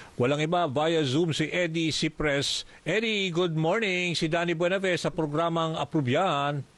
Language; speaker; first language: Filipino; native; Filipino